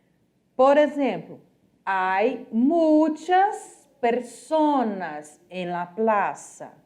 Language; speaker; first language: Spanish; non-native, fluent; Portuguese